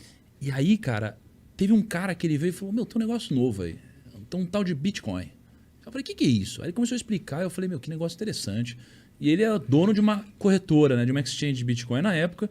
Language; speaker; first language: Portuguese; native; Portuguese